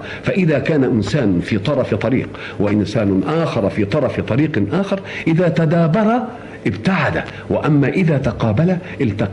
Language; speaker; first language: Arabic; native; Arabic